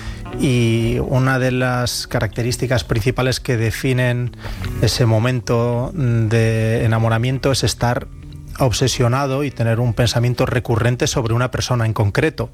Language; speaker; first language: Spanish; native; Spanish